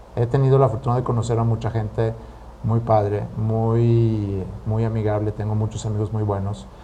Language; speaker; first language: Spanish; non-native, fluent; Swedish